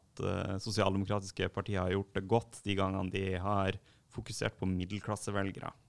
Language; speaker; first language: Norwegian; native; Norwegian